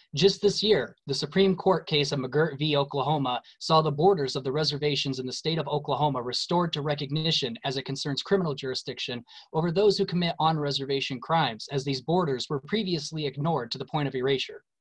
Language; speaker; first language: English; native; English